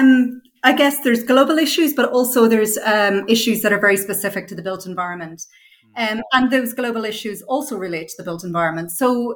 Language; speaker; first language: English; native; English